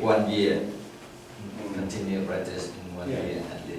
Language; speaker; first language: English; non-native, fluent; Vietnamese